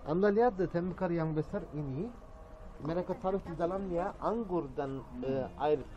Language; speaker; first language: Indonesian; non-native, learner; Turkish